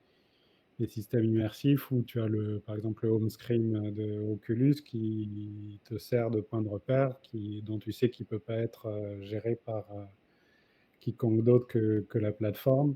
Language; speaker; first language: French; native; French